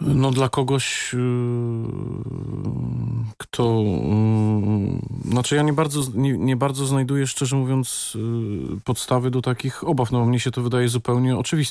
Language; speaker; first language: Polish; native; Polish